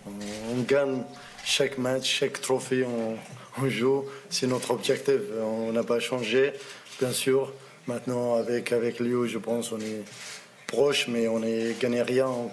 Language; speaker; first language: French; non-native, learner; Arabic